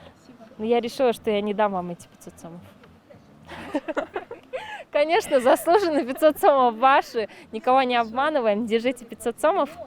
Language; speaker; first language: Russian; native; Russian